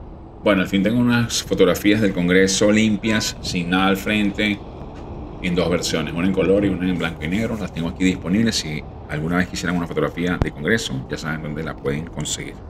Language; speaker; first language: Spanish; native; Spanish